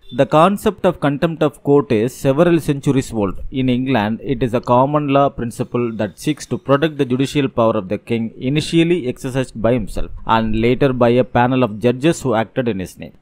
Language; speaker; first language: English; non-native, local second language; Tamil